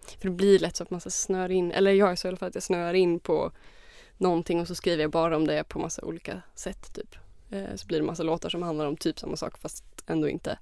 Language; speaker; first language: Swedish; native; Swedish